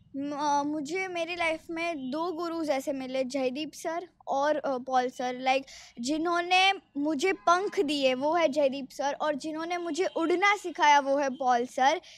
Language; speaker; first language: Hindi; non-native, local second language; Gujarati